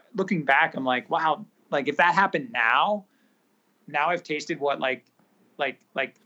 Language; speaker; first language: English; native; English